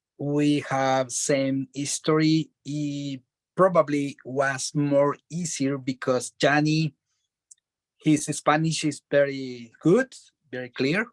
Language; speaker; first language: English; non-native, learner; Spanish